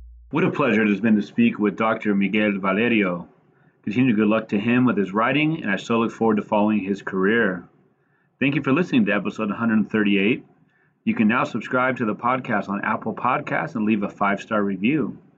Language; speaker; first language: English; native; English